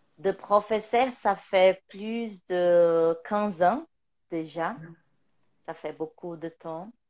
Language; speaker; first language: French; non-native, learner; Portuguese